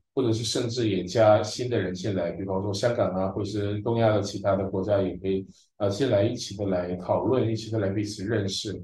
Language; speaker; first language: Chinese; early bilingual, heritage; Chinese